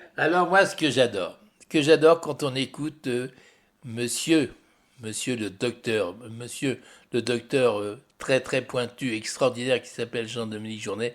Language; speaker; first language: French; native; French